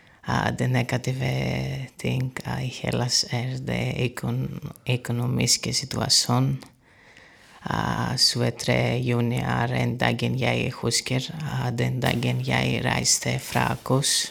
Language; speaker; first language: Norwegian; non-native, learner; Greek